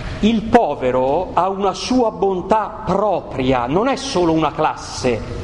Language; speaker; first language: Italian; native; Italian